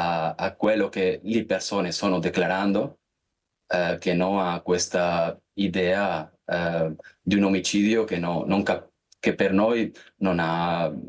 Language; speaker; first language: Italian; non-native, fluent; Spanish